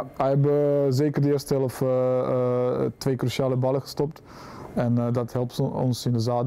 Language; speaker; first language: Dutch; non-native, fluent; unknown